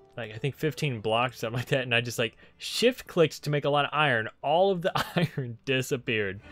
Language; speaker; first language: English; native; English